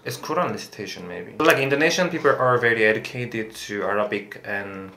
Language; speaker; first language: English; non-native, fluent; Korean